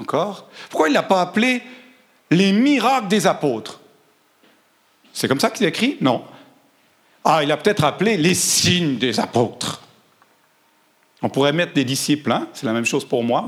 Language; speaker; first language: French; native; French